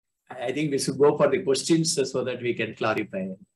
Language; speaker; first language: English; non-native, local second language; Tamil